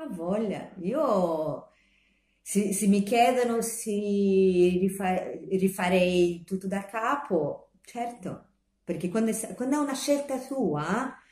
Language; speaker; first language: Italian; non-native, fluent; Portuguese